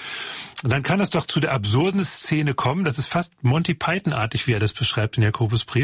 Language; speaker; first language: German; native; German